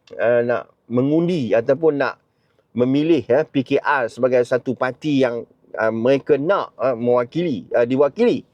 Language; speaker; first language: Malay; native; Malay